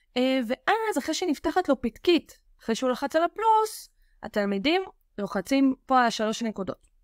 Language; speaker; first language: Hebrew; native; Hebrew